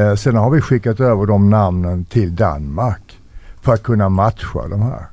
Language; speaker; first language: Swedish; native; Swedish